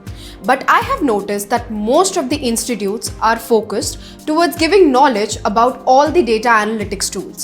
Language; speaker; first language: English; non-native, local second language; Hindi